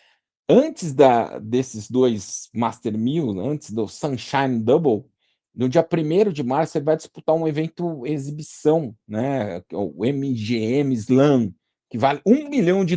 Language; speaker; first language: Portuguese; native; Portuguese